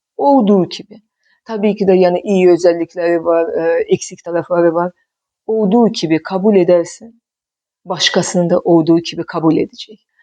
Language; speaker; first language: Turkish; non-native, fluent; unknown